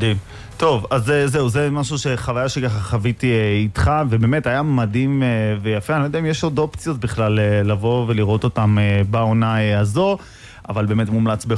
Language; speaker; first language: Hebrew; native; Hebrew